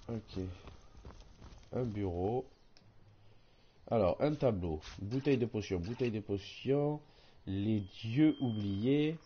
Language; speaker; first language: French; native; French